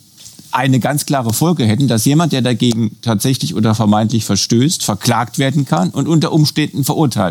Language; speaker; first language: German; native; German